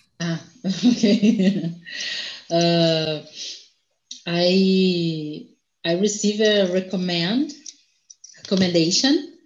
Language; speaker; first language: English; non-native, learner; Portuguese